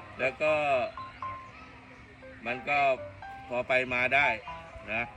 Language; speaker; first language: Thai; native; Thai